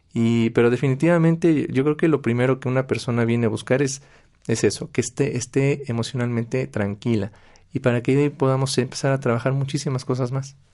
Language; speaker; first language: Spanish; native; Spanish